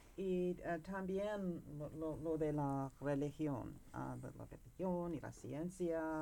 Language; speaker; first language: Spanish; non-native, learner; English